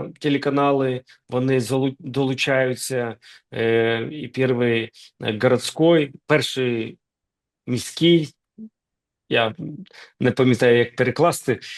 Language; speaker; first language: Ukrainian; non-native, local second language; Russian